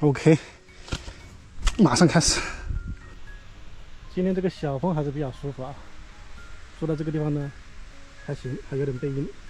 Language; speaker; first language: Chinese; native; Chinese